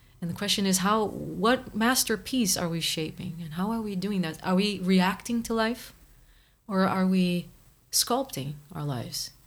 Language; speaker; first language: English; non-native, fluent; Portuguese